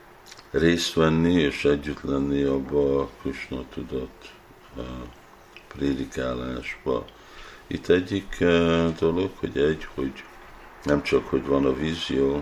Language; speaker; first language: Hungarian; early bilingual, heritage; Hungarian